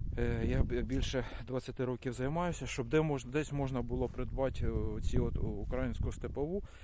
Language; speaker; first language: Ukrainian; non-native, local second language; Russian